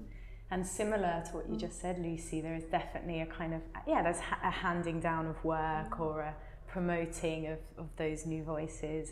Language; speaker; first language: English; native; English